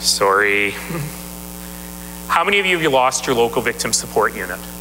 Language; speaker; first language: English; native; English